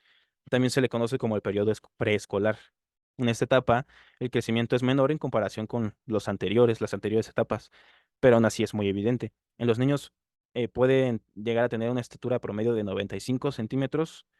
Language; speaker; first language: Spanish; native; Spanish